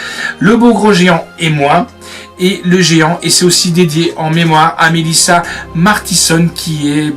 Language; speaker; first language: French; native; French